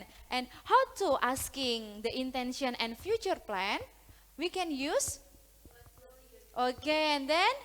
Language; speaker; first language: English; non-native, learner; Indonesian